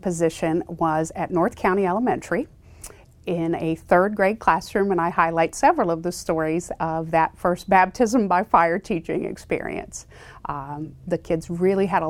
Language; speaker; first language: English; native; English